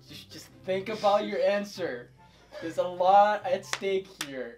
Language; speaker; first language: English; non-native, fluent; Portuguese